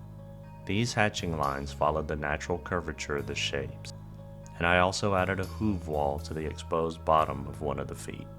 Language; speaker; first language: English; native; English